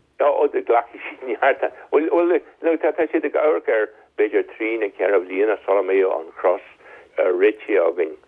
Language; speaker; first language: Irish; native; Irish